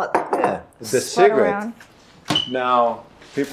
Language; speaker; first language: English; non-native, fluent; Italian